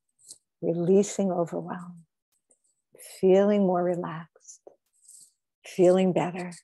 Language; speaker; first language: English; native; English